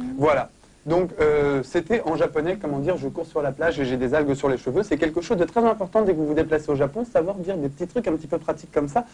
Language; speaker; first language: French; native; French